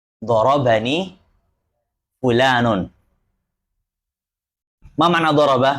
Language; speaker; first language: Arabic; non-native, fluent; Indonesian